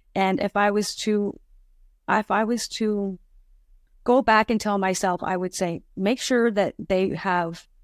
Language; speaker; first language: English; native; English